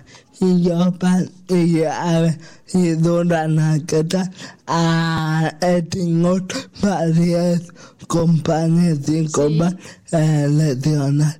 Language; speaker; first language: Catalan; non-native, local second language; Spanish